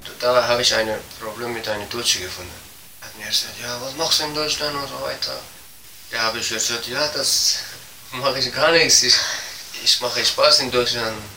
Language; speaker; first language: German; non-native, learner; Persian